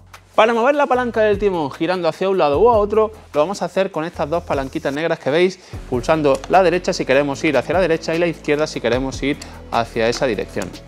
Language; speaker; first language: Spanish; native; Spanish